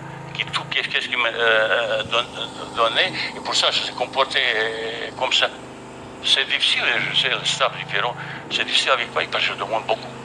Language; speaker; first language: French; non-native, fluent; Bosnian